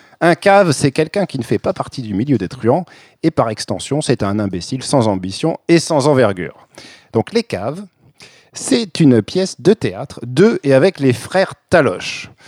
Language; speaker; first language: French; native; French